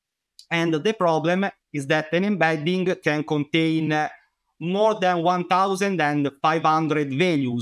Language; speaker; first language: English; non-native, fluent; Italian